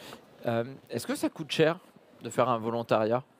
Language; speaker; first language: French; native; French